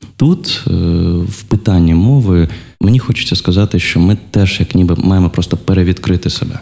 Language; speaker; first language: Ukrainian; non-native, local second language; Russian